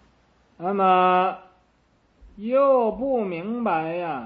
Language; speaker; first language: Chinese; native; Chinese